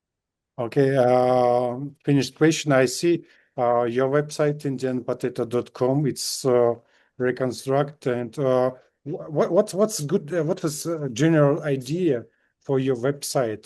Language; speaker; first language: English; non-native, learner; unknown